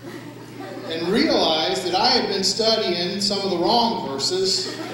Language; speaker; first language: English; native; English